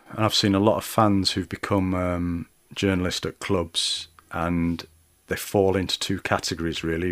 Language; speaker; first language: English; native; English